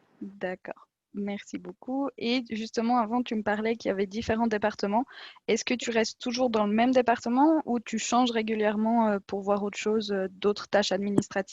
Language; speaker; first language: French; native; French